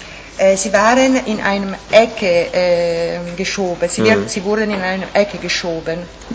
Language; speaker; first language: German; non-native, local second language; Italian